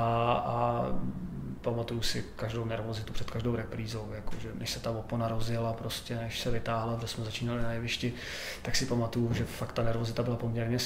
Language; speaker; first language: Czech; native; Czech